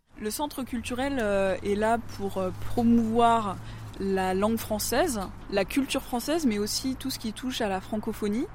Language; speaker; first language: French; native; French